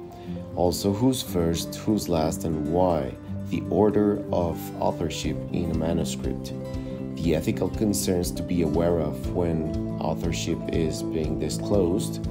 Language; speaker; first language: English; non-native, fluent; Spanish